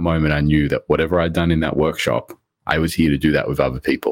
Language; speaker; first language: English; early bilingual, other home language; Morisyen